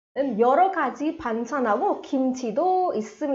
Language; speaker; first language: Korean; non-native, fluent; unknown